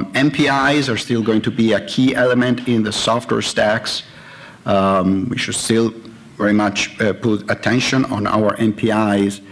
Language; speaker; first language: English; non-native, fluent; Italian